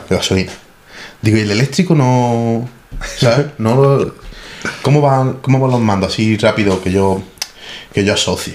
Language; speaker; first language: Spanish; native; Spanish